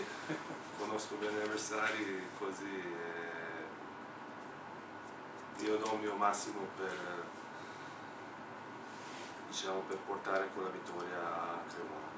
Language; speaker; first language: Italian; non-native, fluent; Slovenian